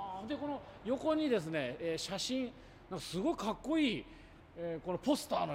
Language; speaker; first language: Japanese; native; Japanese